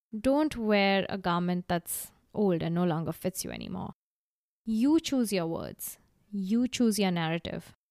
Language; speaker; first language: English; non-native, local second language; Gujarati